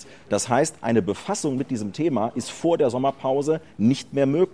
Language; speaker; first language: German; native; German